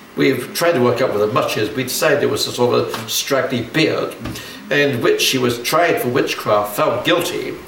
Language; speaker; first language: English; native; English